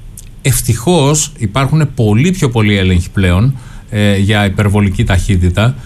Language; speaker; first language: Greek; native; Greek